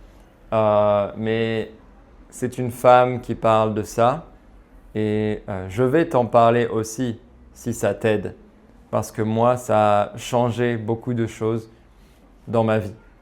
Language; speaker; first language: French; native; French